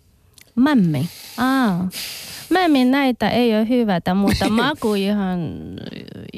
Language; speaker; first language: Finnish; non-native, learner; Chinese